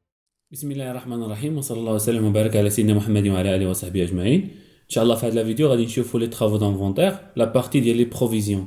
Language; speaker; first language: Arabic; native; Arabic